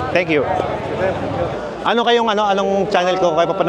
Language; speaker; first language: Filipino; native; Filipino